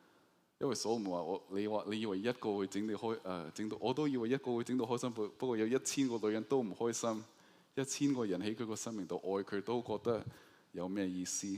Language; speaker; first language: Cantonese; early bilingual, heritage; Cantonese